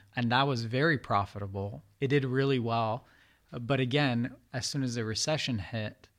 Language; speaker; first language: English; early bilingual, other home language; Persian